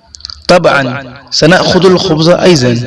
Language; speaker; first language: Arabic; non-native, fluent; Urdu